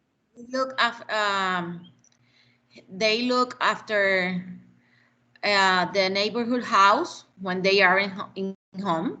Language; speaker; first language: English; non-native, learner; Spanish